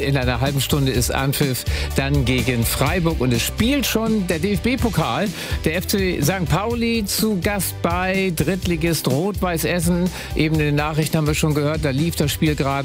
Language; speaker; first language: German; native; German